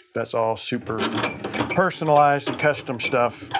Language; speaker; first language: English; native; English